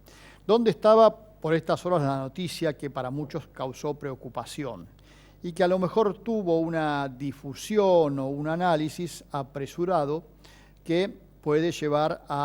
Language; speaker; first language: Spanish; native; Spanish